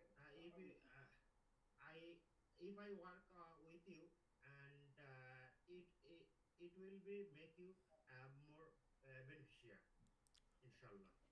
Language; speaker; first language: English; non-native, learner; Bangla